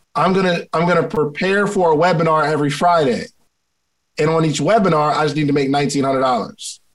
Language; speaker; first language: English; native; English